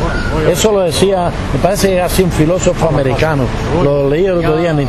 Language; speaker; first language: Spanish; native; Spanish